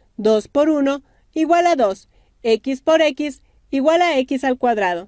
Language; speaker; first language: Spanish; native; Spanish